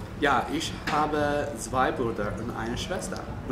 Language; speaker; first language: German; non-native, learner; English